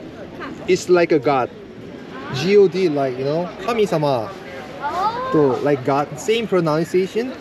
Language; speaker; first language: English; non-native, fluent; Korean